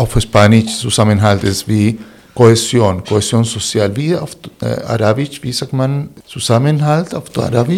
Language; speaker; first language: German; non-native, fluent; Spanish